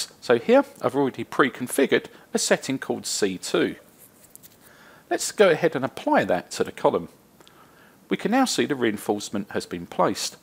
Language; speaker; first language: English; native; English